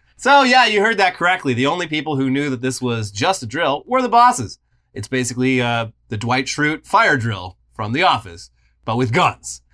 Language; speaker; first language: English; native; English